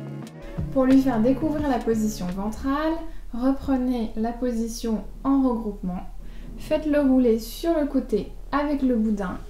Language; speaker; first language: French; native; French